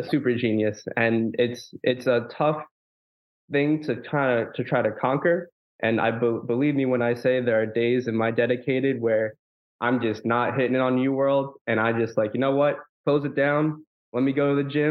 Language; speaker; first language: English; native; English